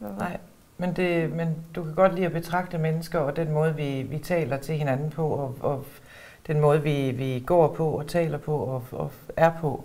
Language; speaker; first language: Danish; native; Danish